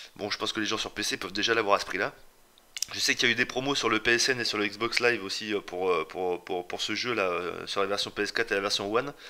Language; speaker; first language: French; native; French